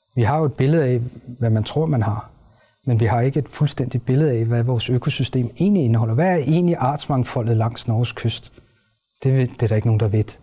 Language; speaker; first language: Danish; native; Danish